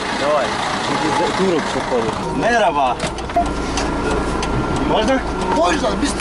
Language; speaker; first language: Russian; non-native, local second language; Ukrainian